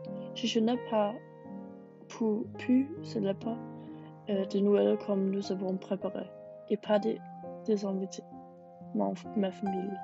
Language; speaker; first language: French; non-native, learner; English